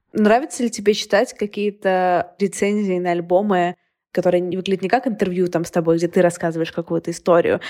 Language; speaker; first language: Russian; native; Russian